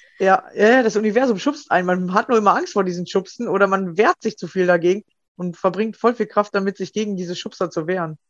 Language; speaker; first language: German; native; German